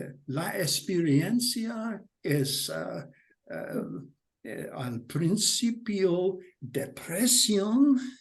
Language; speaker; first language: Spanish; non-native, learner; English